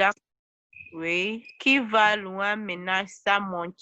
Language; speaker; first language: French; non-native, learner; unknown